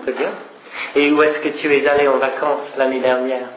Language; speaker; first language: French; non-native, fluent; English